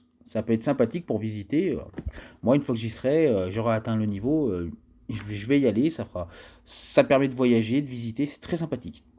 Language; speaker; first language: French; native; French